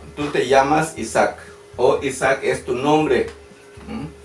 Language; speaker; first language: Spanish; non-native, local second language; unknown